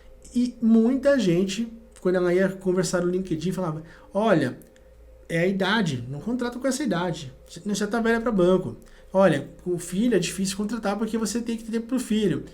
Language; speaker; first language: Portuguese; native; Portuguese